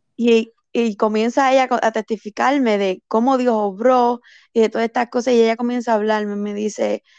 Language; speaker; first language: Spanish; early bilingual, heritage; Spanish